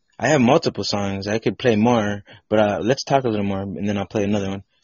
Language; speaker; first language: English; native; English